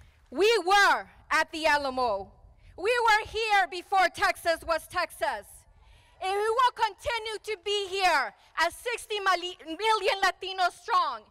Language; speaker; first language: English; early bilingual, other home language; Spanish